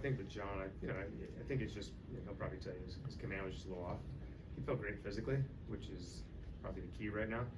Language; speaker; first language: English; native; English